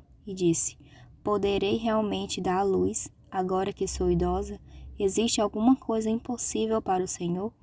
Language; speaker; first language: Portuguese; native; Portuguese